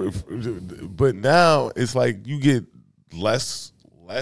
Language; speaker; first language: English; native; English